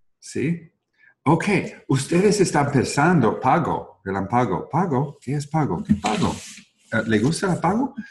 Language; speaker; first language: Spanish; non-native, learner; English